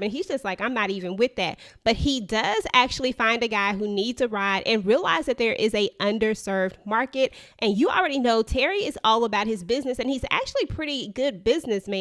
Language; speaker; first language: English; native; English